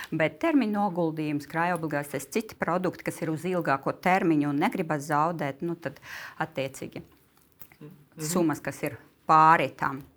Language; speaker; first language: Latvian; non-native, local second language; Russian